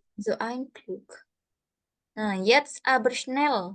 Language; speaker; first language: German; non-native, fluent; Indonesian